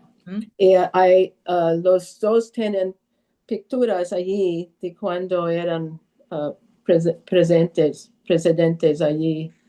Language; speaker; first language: Spanish; early bilingual, heritage; Spanish